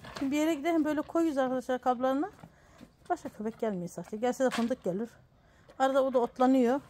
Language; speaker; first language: Turkish; native; Turkish